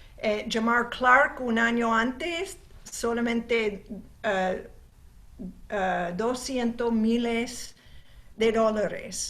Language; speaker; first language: Spanish; non-native, fluent; English